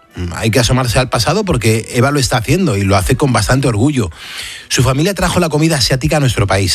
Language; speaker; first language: Spanish; native; Spanish